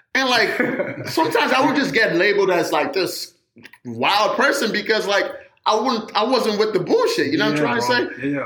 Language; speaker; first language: English; native; English